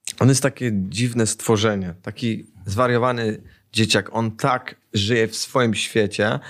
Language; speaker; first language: Polish; early bilingual, heritage; Polish